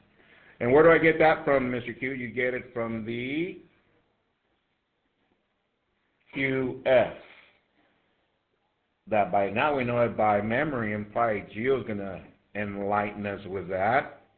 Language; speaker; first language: English; native; English